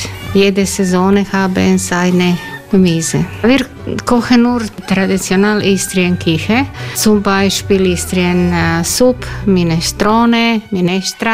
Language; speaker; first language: German; non-native, learner; Croatian